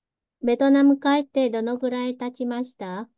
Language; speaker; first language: Japanese; early bilingual, heritage; Vietnamese